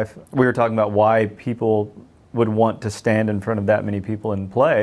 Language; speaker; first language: English; native; English